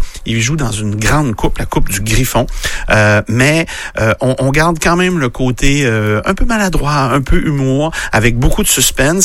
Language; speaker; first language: French; native; French